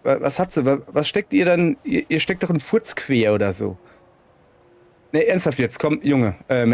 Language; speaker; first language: German; native; German